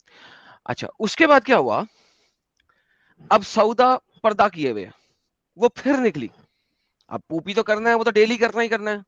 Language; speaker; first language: Hindi; native; Hindi